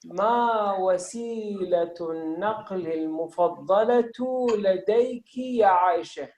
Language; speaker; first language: Arabic; non-native, fluent; Turkish